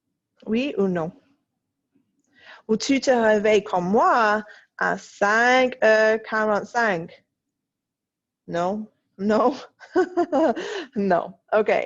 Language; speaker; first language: French; non-native, fluent; English